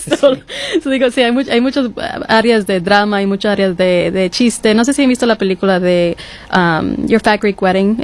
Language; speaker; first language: Spanish; early bilingual, heritage; Spanish